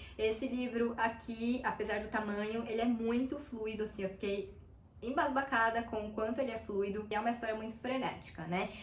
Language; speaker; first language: Portuguese; native; Portuguese